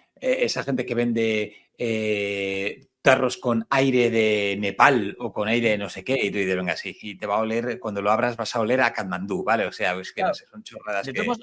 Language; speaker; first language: Spanish; native; Spanish